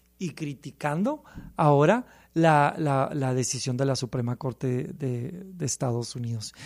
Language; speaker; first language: Spanish; early bilingual, heritage; Spanish